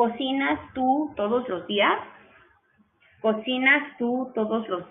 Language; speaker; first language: Spanish; non-native, fluent; English